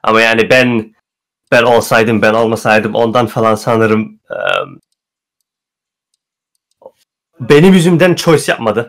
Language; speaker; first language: Turkish; early bilingual, heritage; Turkish